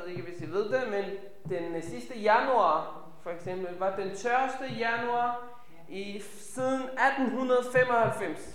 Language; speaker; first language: Danish; non-native, fluent; Hebrew